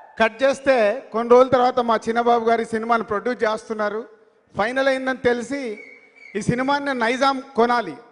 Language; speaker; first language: Telugu; native; Telugu